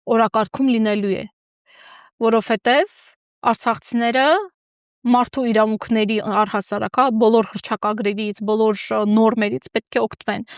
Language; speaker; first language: Armenian; native; Armenian